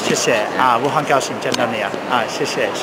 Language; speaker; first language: Chinese; non-native, learner; English